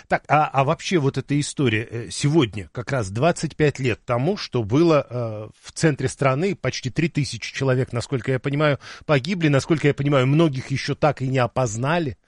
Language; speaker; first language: Russian; native; Russian